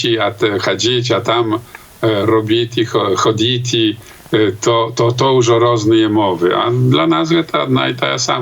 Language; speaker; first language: Polish; non-native, local second language; Belarusian